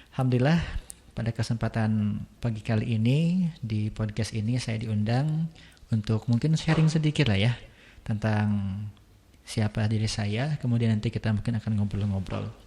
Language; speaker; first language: Indonesian; non-native, local second language; Sundanese